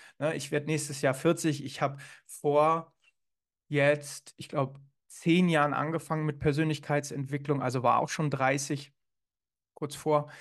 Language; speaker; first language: German; native; German